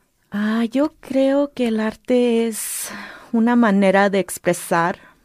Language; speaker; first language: Spanish; early bilingual, heritage; Spanish